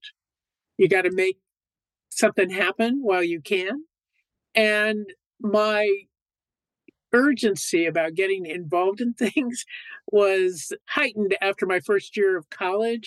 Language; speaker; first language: English; native; English